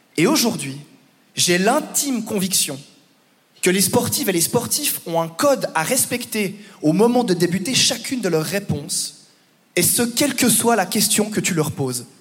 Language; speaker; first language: French; native; French